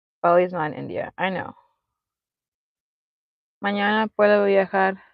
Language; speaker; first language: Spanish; non-native, learner; English